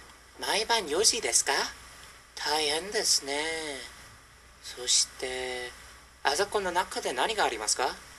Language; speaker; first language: Japanese; non-native, learner; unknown